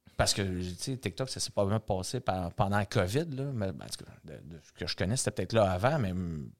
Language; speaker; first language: French; native; French